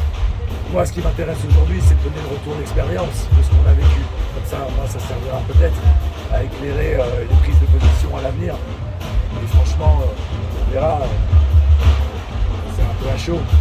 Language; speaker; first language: French; native; French